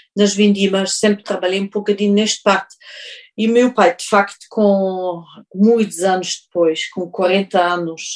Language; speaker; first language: Portuguese; non-native, fluent; German